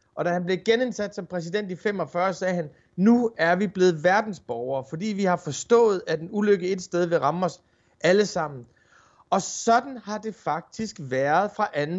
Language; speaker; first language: Danish; native; Danish